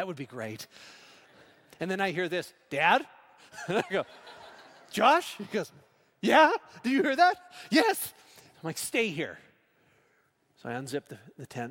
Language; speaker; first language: English; native; English